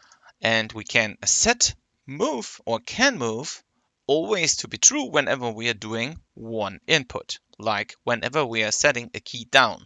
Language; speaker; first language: English; non-native, fluent; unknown